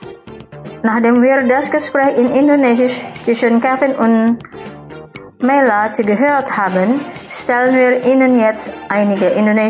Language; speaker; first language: German; non-native, fluent; Indonesian